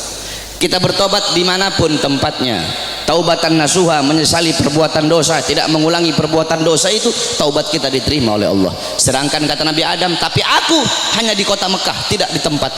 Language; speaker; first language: Indonesian; native; Indonesian